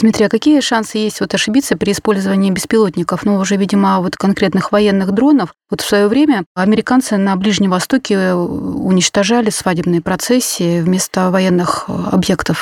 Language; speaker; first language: Russian; native; Russian